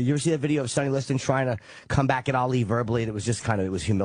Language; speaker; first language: English; native; English